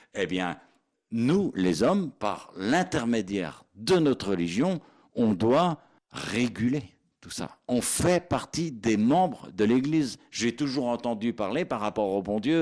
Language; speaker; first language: French; native; French